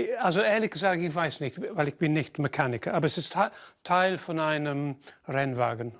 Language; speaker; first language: German; non-native, fluent; English